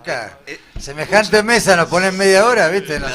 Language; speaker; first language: Spanish; native; Spanish